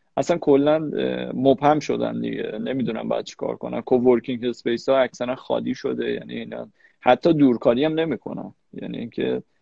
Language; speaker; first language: Persian; native; Persian